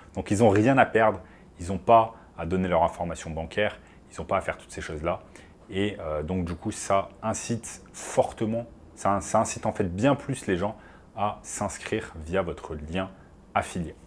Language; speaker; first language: French; native; French